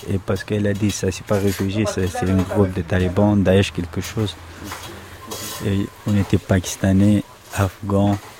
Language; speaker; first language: French; non-native, learner; Pashto